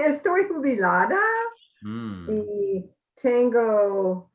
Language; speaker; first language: Spanish; non-native, learner; English